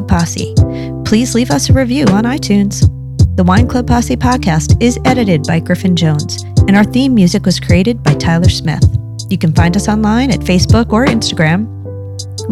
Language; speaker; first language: English; native; English